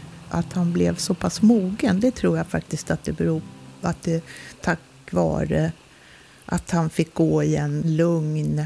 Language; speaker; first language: Swedish; native; Swedish